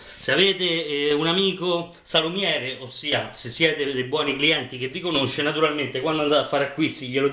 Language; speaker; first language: Italian; native; Italian